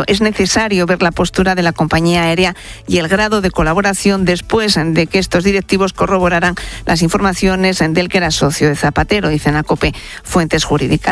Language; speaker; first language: Spanish; native; Spanish